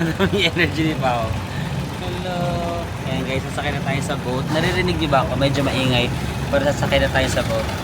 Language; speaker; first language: Filipino; non-native, local second language; Waray